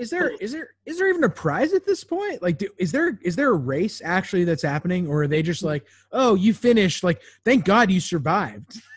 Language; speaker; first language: English; native; English